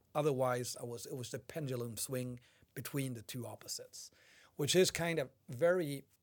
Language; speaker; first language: English; non-native, fluent; Swedish